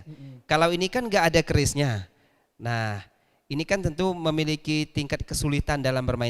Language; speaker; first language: Malay; native; Malay